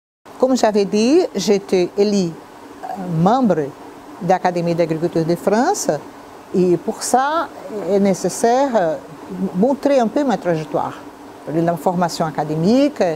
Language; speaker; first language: French; non-native, fluent; Portuguese